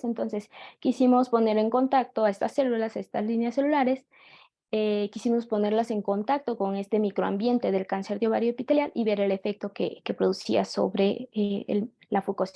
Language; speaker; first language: Spanish; native; Spanish